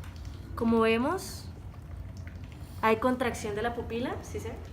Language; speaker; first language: Spanish; native; Spanish